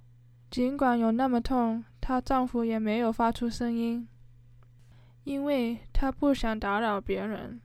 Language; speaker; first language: Chinese; early bilingual, heritage; Chinese